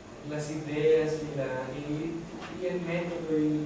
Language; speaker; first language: Spanish; non-native, fluent; Greek